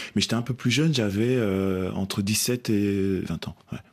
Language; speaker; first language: French; native; French